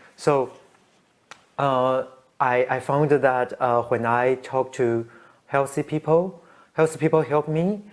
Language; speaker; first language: English; non-native, learner; Chinese